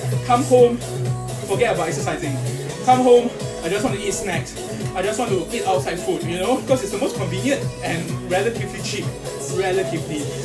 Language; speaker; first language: English; non-native, local second language; Chinese